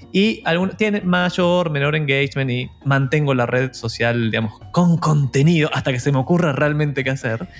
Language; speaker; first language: Spanish; native; Spanish